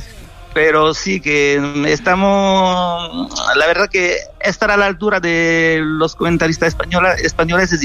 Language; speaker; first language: Spanish; non-native, fluent; French